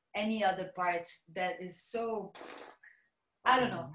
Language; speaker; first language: English; non-native, local second language; French